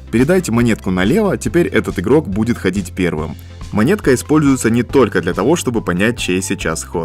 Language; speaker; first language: Russian; native; Russian